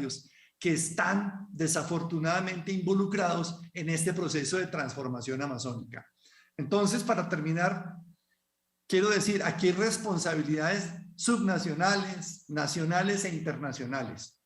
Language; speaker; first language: Spanish; native; Spanish